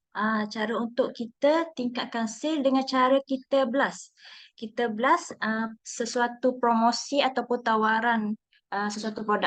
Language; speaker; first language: Malay; native; Malay